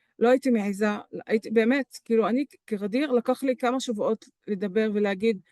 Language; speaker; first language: Hebrew; non-native, local second language; Arabic